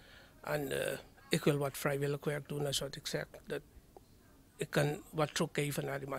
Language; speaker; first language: Dutch; non-native, fluent; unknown